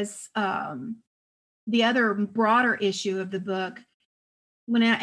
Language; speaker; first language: English; native; English